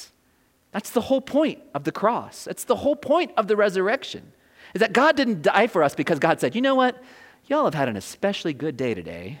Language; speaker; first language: English; native; English